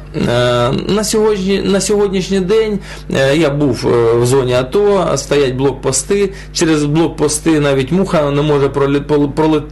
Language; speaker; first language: Ukrainian; non-native, local second language; Russian